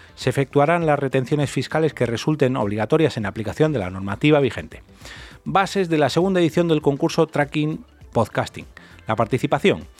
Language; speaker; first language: Spanish; native; Spanish